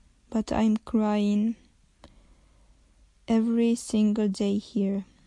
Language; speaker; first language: English; non-native, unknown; Czech